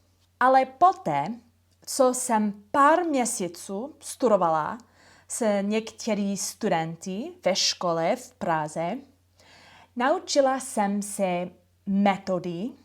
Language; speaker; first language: Czech; non-native, fluent; English